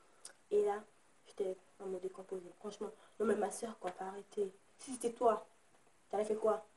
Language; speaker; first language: French; native; French